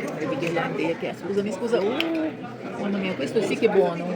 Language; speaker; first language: Italian; non-native, learner; Ukrainian